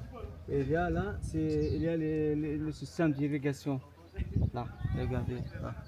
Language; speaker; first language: French; non-native, learner; Arabic